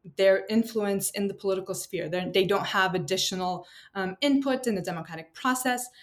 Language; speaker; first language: English; non-native, fluent; Turkish